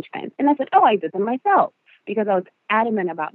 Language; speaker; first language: English; non-native, fluent; Spanish